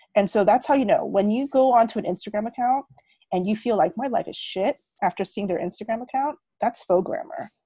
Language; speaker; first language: English; native; English